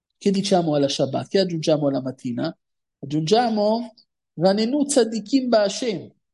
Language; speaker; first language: Italian; non-native, fluent; Hebrew